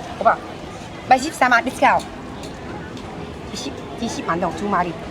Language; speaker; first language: Korean; non-native, learner; Vietnamese